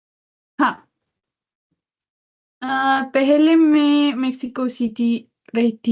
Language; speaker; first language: Hindi; non-native, learner; Spanish